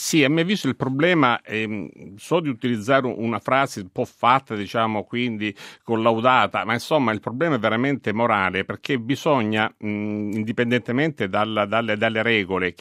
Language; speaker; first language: Italian; native; Italian